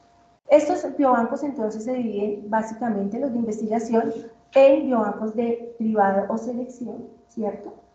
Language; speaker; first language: Spanish; native; Spanish